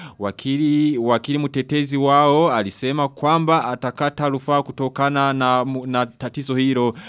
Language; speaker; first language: Swahili; non-native, local second language; Rundi